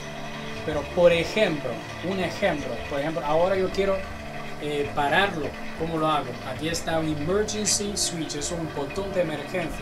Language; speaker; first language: Spanish; non-native, learner; Chinese